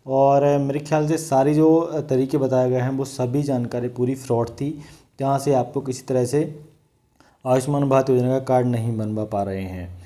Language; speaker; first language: Hindi; native; Hindi